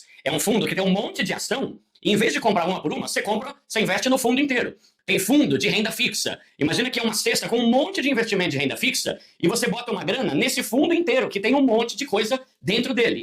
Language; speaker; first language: Portuguese; native; Portuguese